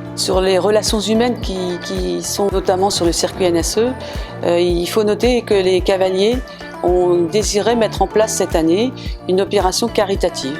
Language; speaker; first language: French; native; French